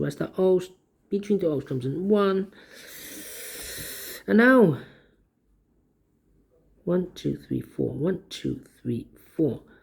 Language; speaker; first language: English; non-native, fluent; Dutch